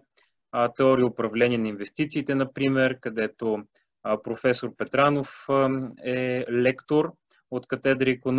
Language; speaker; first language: Bulgarian; native; Bulgarian